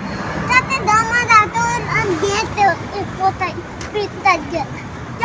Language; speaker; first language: Hindi; non-native, local second language; Bangla